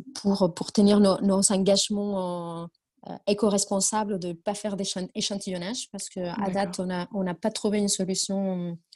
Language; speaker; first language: French; non-native, fluent; Spanish